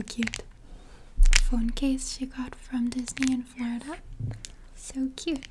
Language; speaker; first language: English; native; English